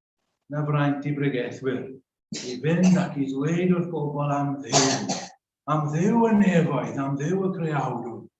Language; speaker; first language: Welsh; native; Welsh